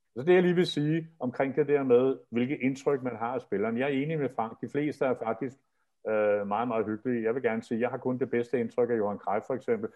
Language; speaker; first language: Danish; native; Danish